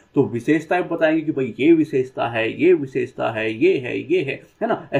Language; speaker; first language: Hindi; native; Hindi